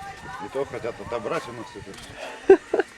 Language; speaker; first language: Russian; native; Russian